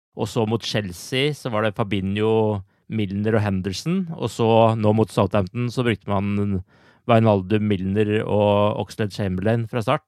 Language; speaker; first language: Norwegian; native; Norwegian